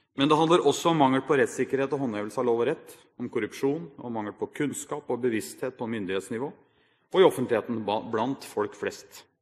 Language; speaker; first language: Norwegian; native; Norwegian